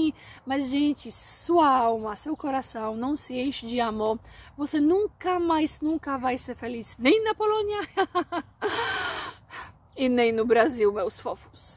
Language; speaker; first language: Portuguese; non-native, fluent; Polish